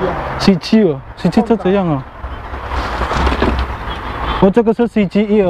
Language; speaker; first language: Chinese; non-native, learner; Indonesian